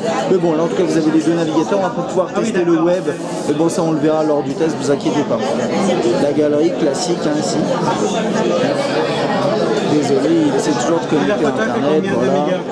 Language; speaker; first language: French; native; French